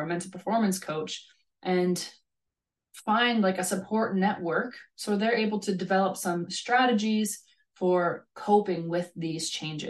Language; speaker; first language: English; native; English